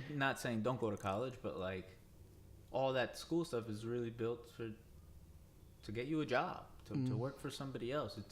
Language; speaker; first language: English; native; English